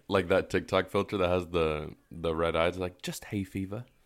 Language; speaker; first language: English; early bilingual, other home language; Spanish